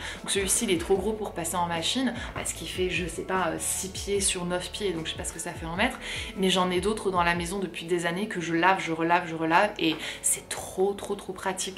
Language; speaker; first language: French; native; French